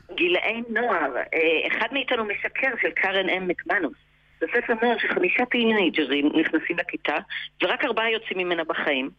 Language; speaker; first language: Hebrew; native; Hebrew